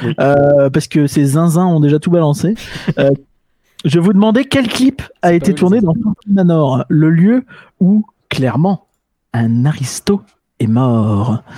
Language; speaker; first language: French; native; French